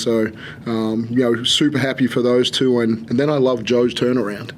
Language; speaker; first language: English; native; English